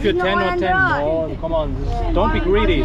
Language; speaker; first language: English; non-native, fluent; German